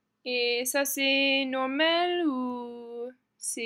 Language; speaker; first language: French; non-native, learner; English